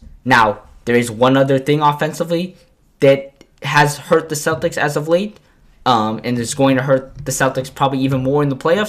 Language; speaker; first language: English; native; English